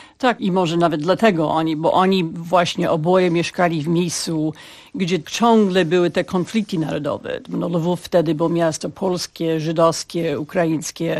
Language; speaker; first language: Polish; non-native, fluent; English